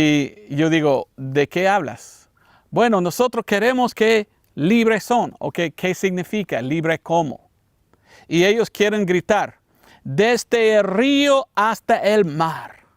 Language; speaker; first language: Spanish; non-native, fluent; English